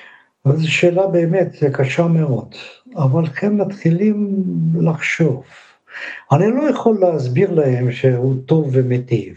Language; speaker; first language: Hebrew; non-native, learner; Russian